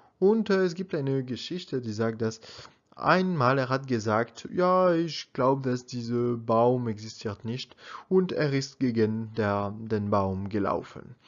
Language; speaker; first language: German; non-native, learner; French